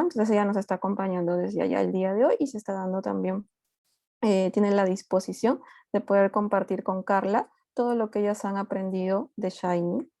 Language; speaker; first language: Spanish; native; Spanish